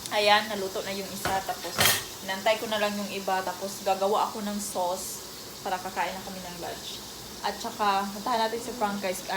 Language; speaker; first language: Filipino; non-native, local second language; Cebuano